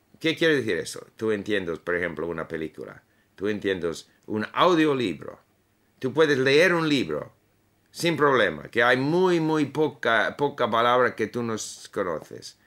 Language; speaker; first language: Spanish; non-native, fluent; English